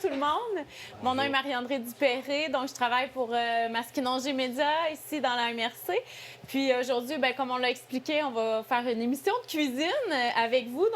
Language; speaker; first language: French; native; French